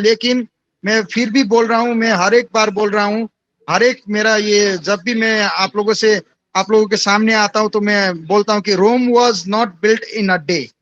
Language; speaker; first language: Hindi; non-native, local second language; Nepali